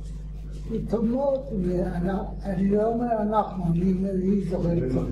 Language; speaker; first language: Hebrew; non-native, fluent; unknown